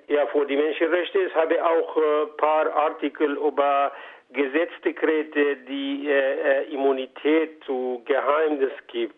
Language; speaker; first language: German; non-native, fluent; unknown